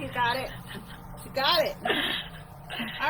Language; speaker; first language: English; native; English